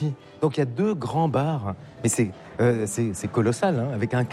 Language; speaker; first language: French; native; French